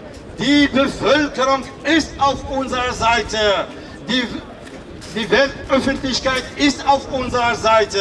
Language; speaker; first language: German; non-native, fluent; Kurdish